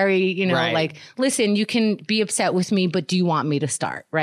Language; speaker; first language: English; native; English